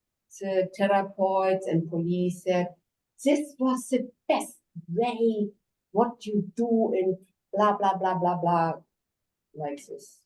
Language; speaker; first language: English; non-native, learner; German